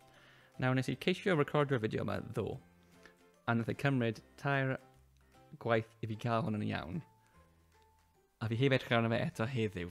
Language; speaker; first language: Welsh; native; Welsh